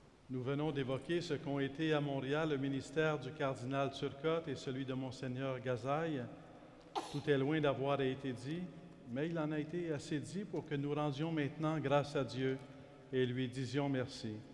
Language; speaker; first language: French; native; French